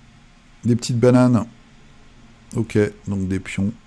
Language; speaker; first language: French; native; French